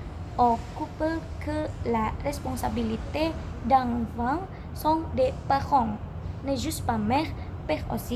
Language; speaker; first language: French; non-native, learner; Indonesian